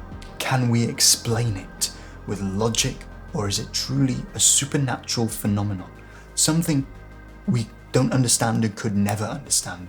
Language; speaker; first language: English; native; English